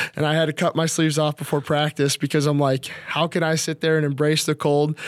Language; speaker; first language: English; native; English